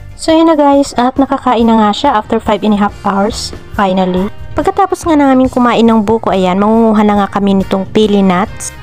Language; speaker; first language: Filipino; non-native, local second language; Waray